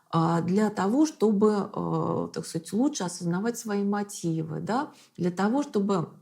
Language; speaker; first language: Russian; native; Russian